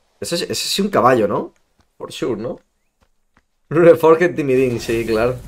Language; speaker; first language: Spanish; native; Spanish